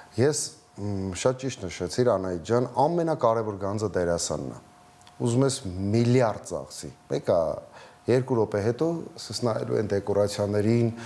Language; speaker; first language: Armenian; native; Armenian